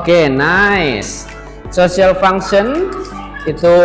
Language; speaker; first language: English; non-native, learner; Indonesian